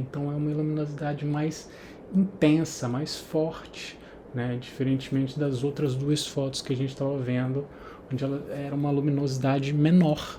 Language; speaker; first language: Portuguese; native; Portuguese